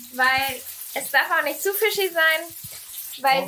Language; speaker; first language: German; non-native, fluent; Spanish